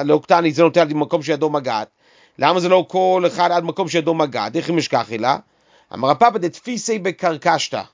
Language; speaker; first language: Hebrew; native; Hebrew